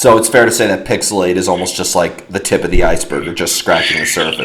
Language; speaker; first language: English; native; English